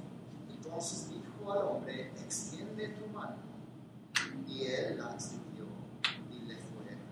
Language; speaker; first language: Spanish; non-native, fluent; English